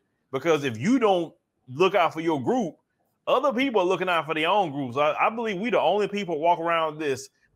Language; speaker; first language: English; native; English